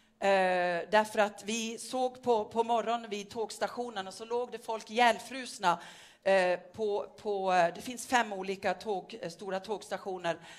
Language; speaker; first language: Swedish; non-native, fluent; Norwegian